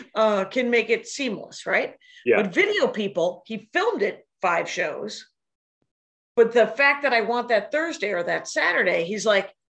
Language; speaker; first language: English; native; English